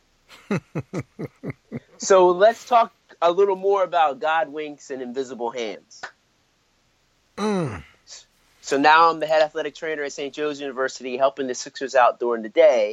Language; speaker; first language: English; native; English